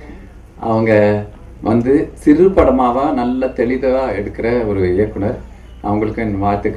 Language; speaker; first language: Tamil; native; Tamil